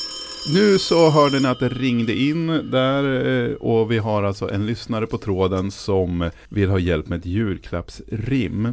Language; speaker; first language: Swedish; native; Swedish